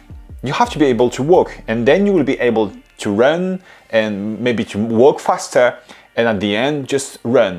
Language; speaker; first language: English; non-native, fluent; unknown